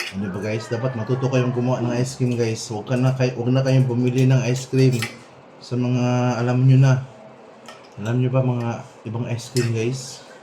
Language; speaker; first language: Filipino; non-native, local second language; Cebuano